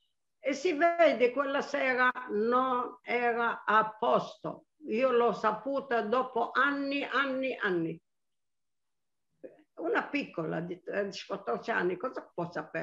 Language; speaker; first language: Italian; non-native, local second language; Arabic